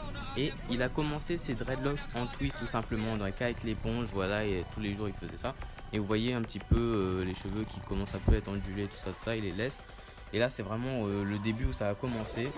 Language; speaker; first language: French; native; French